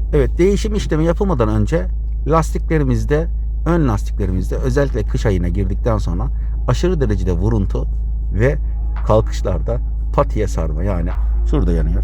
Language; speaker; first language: Turkish; native; Turkish